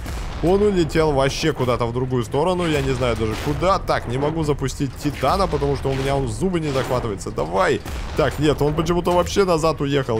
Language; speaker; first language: Russian; native; Russian